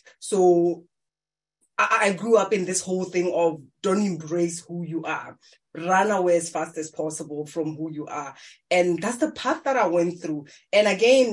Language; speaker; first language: English; non-native, local second language; Tswana